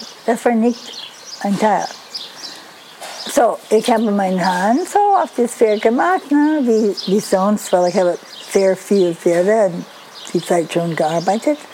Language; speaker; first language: German; non-native, fluent; English